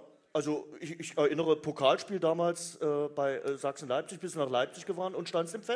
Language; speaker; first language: German; native; German